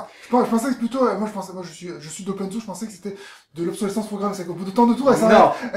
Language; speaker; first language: French; native; French